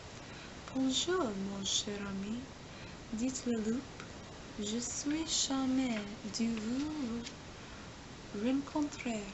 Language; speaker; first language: French; non-native, learner; English